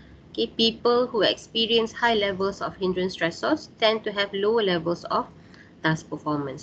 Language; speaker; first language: English; non-native, local second language; Malay